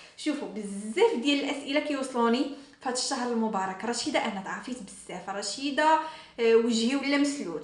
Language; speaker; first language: Arabic; native; Arabic